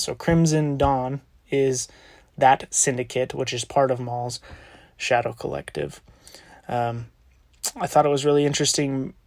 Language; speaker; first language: English; native; English